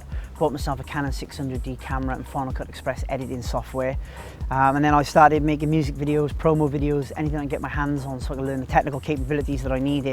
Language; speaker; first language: English; native; English